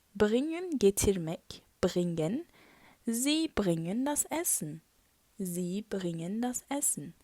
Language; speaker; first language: German; non-native, fluent; Turkish